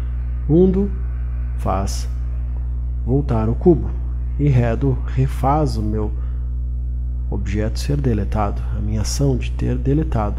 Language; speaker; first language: Portuguese; native; Portuguese